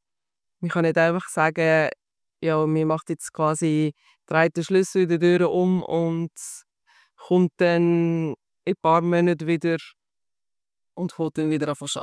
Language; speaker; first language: German; native; German